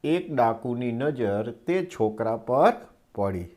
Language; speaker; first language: Hindi; non-native, local second language; Gujarati